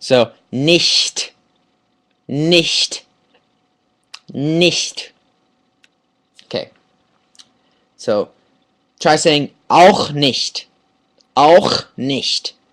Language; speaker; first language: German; non-native, fluent; English